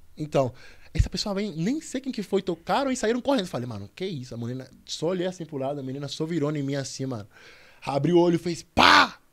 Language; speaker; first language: Portuguese; non-native, fluent; Spanish